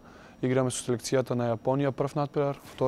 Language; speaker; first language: Macedonian; native; Macedonian